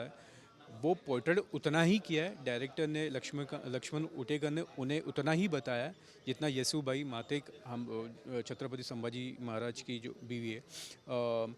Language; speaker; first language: Hindi; native; Hindi